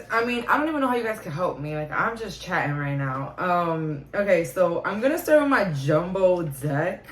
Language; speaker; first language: English; native; English